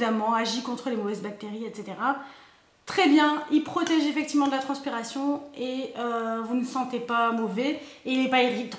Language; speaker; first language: French; native; French